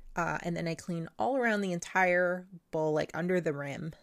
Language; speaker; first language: English; non-native, local second language; Filipino